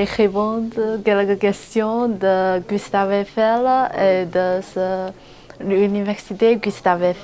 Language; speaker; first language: French; non-native, learner; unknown